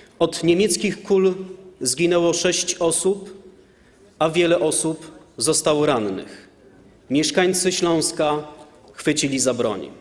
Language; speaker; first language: Polish; native; Polish